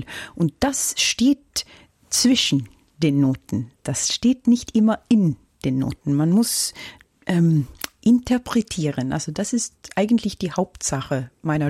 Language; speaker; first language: German; non-native, fluent; Norwegian